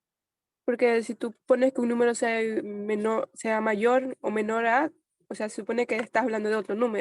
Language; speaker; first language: Spanish; native; Spanish